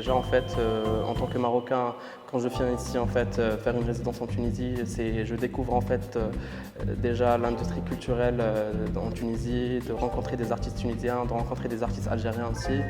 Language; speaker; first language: French; non-native, local second language; Arabic